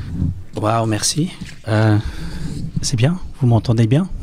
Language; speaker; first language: French; non-native, fluent; English